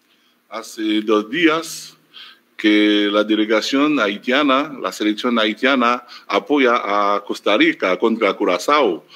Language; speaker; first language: Spanish; non-native, fluent; Haitian Creole